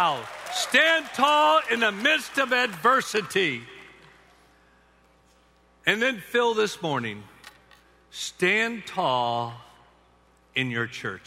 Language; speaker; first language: English; native; English